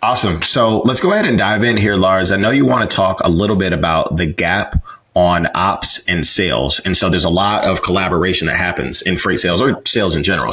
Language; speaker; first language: English; native; English